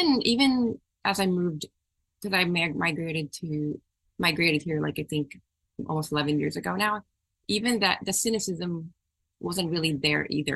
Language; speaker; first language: English; non-native, local second language; Filipino